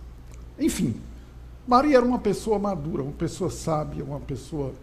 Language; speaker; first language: Portuguese; native; Portuguese